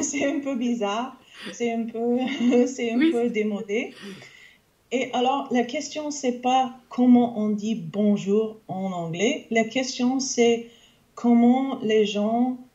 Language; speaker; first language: French; non-native, local second language; English